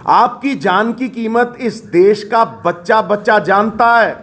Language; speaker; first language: Hindi; non-native, local second language; Punjabi